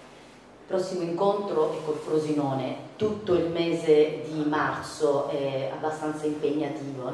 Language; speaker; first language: Italian; native; Italian